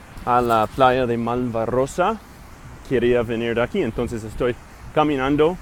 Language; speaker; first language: Spanish; non-native, fluent; English